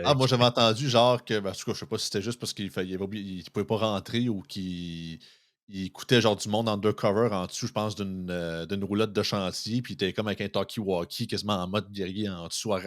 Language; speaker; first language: French; native; French